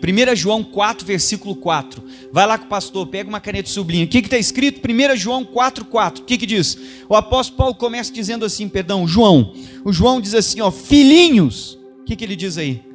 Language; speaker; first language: Portuguese; native; Portuguese